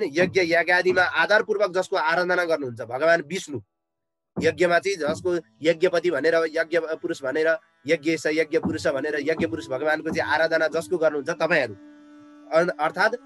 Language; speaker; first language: Nepali; native; Nepali